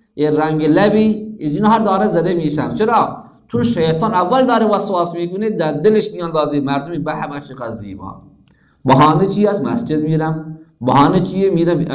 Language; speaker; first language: Persian; non-native, local second language; Baluchi